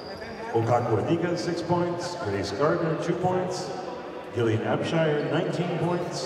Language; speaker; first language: English; non-native, fluent; Danish